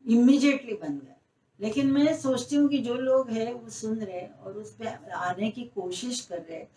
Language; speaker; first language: Hindi; non-native, local second language; Marathi